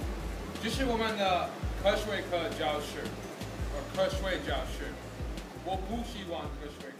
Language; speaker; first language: Chinese; non-native, learner; English